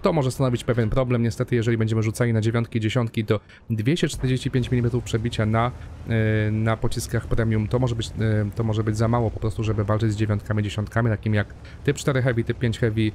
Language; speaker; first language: Polish; native; Polish